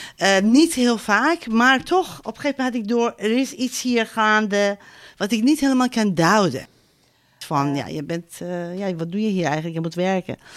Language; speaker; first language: Dutch; non-native, fluent; Persian